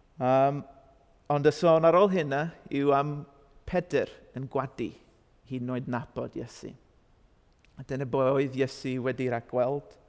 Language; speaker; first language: Welsh; non-native, fluent; English